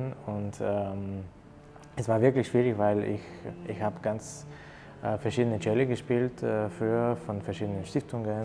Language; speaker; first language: German; non-native, fluent; Bulgarian